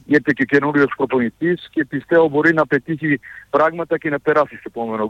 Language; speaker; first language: Greek; non-native, fluent; Serbian